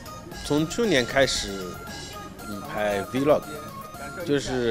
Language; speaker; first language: Chinese; non-native, fluent; Arabic